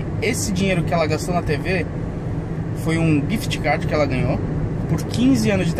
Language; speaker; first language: Portuguese; native; Portuguese